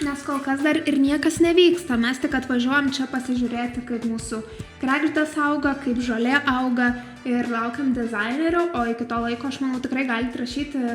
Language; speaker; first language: Lithuanian; native; Lithuanian